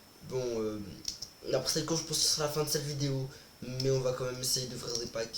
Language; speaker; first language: French; native; French